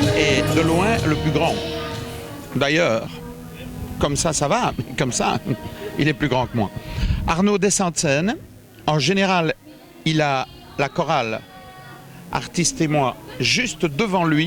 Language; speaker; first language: French; native; French